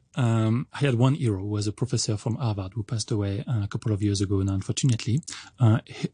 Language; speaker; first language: English; non-native, fluent; French